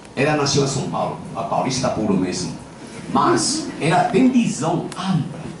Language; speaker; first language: Portuguese; non-native, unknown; Chinese